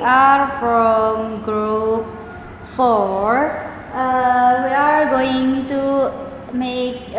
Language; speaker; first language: English; non-native, learner; Indonesian